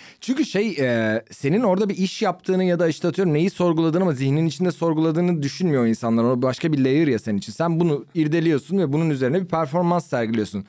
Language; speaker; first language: Turkish; native; Turkish